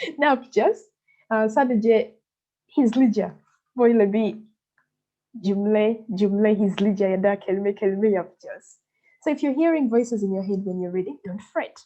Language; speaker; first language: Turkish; non-native, learner; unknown